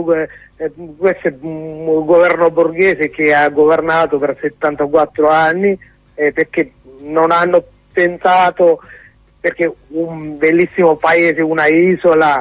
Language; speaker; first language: Italian; non-native, learner; Sinhala